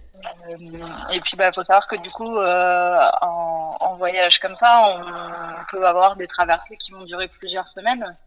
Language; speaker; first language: French; native; French